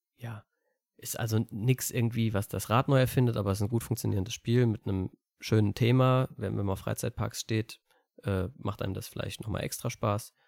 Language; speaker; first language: German; native; German